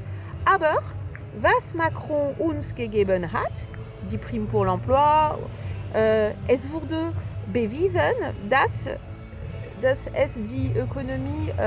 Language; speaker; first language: German; non-native, fluent; French